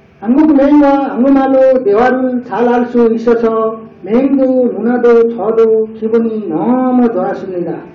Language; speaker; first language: Korean; non-native, learner; Nepali